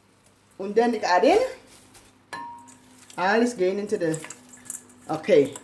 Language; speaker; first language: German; non-native, learner; English